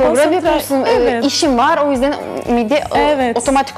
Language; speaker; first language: Turkish; non-native, fluent; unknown